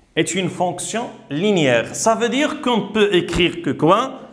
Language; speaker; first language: French; non-native, local second language; Arabic